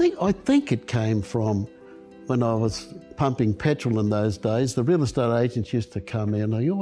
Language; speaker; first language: English; native; English